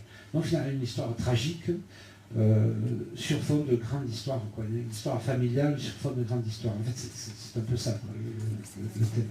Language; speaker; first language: French; native; French